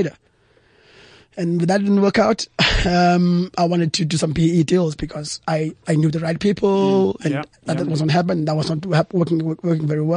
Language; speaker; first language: English; non-native, local second language; Xhosa